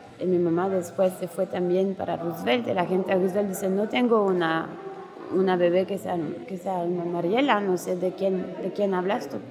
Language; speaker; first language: Spanish; non-native, learner; French